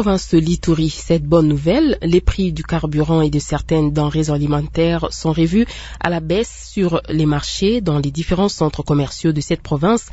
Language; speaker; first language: French; non-native, local second language; Lingala